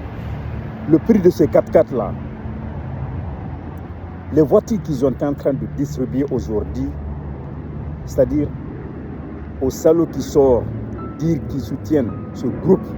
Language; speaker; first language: French; non-native, local second language; Fula